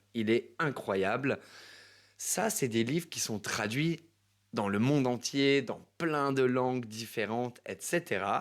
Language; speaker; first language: French; native; French